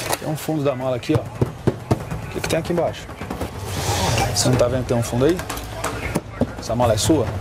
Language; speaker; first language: Portuguese; native; Portuguese